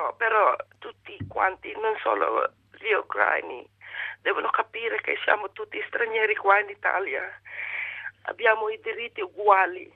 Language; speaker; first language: Italian; non-native, fluent; Filipino